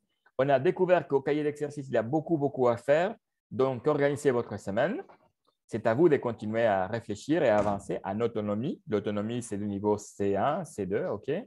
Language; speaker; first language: French; non-native, fluent; Spanish